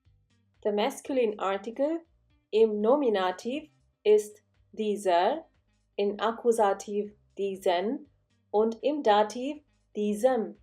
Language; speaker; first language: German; non-native, fluent; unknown